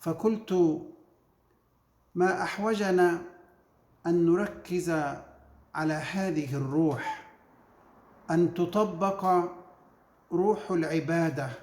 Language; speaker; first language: Arabic; native; Arabic